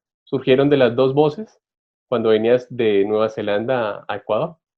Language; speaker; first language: Spanish; native; Spanish